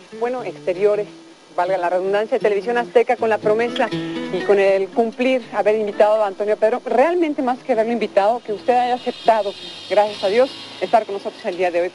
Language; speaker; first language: Spanish; native; Spanish